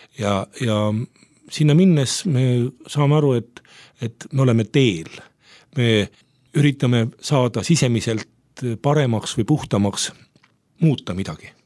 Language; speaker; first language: Estonian; native; Estonian